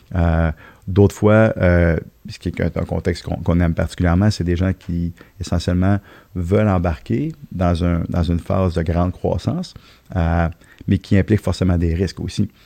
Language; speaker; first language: French; native; French